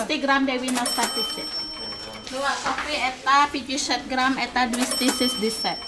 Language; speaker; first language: Russian; non-native, learner; Indonesian